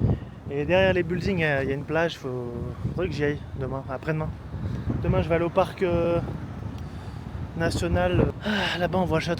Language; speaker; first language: French; native; French